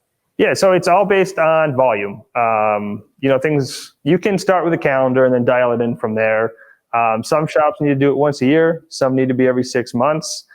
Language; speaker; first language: English; native; English